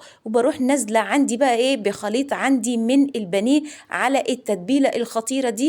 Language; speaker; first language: Arabic; native; Arabic